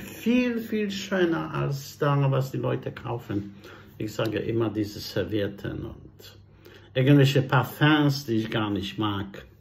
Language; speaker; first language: German; non-native, fluent; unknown